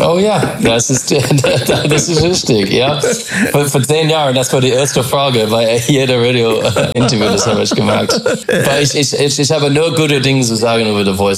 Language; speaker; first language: German; non-native, learner; English